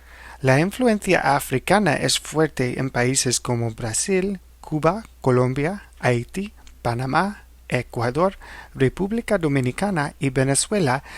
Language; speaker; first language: Spanish; non-native, fluent; English